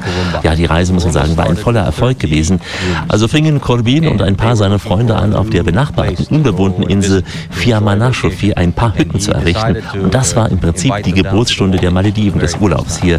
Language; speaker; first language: German; native; German